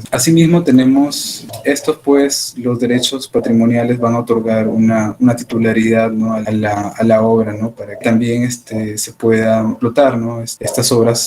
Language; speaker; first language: Spanish; native; Spanish